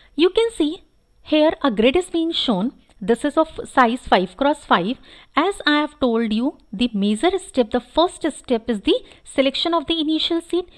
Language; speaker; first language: English; non-native, local second language; Hindi